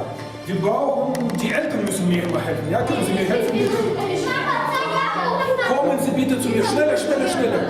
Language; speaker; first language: German; non-native, fluent; Russian